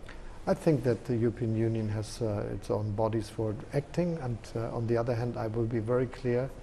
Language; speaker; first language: English; non-native, fluent; German